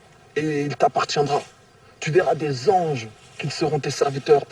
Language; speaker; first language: French; native; French